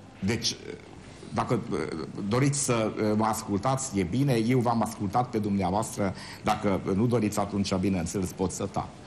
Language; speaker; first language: Romanian; non-native, local second language; Hungarian